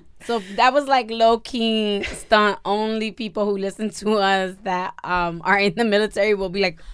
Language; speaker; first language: English; early bilingual, other home language; Spanish